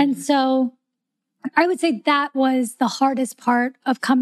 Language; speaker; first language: English; native; English